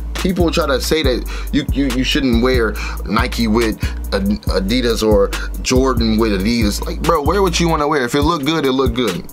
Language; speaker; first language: English; native; English